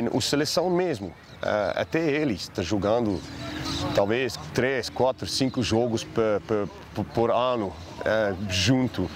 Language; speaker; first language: Portuguese; non-native, learner; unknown